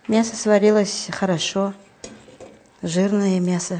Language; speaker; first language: Russian; non-native, local second language; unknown